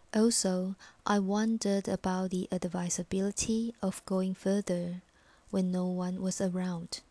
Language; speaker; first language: English; non-native, fluent; Chinese